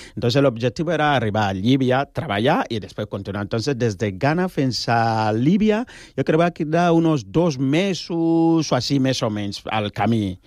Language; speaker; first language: Catalan; non-native, learner; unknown